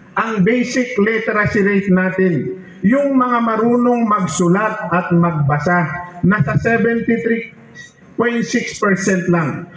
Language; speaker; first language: Filipino; non-native, local second language; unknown